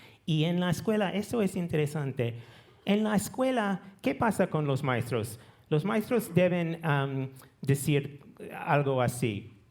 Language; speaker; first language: Spanish; non-native, learner; English